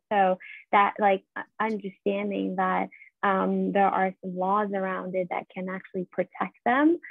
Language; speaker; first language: English; non-native, fluent; Persian